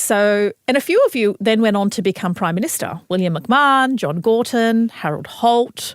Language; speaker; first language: English; native; English